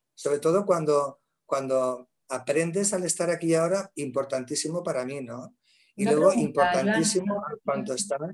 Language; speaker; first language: Spanish; native; Spanish